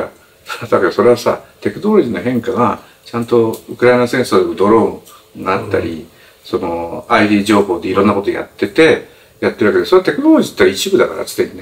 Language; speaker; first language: Japanese; native; Japanese